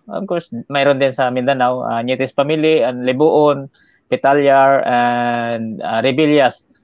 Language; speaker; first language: Filipino; non-native, local second language; Hiligaynon